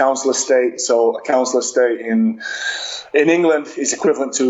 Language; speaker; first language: English; native; English